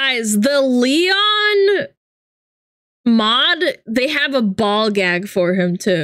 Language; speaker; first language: English; native; English